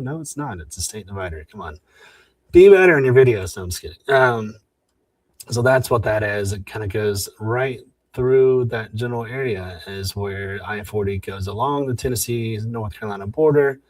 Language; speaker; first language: English; native; English